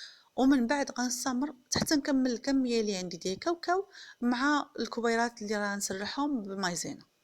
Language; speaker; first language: Arabic; native; Arabic